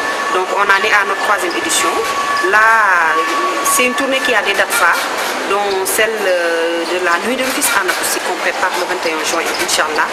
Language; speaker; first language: French; non-native, local second language; Wolof